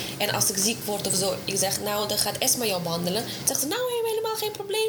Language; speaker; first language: Dutch; non-native, fluent; Russian